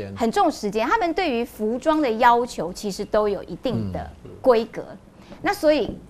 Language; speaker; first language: Chinese; native; Chinese